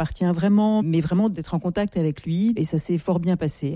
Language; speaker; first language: French; native; French